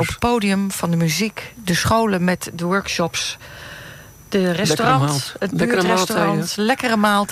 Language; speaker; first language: Dutch; native; Dutch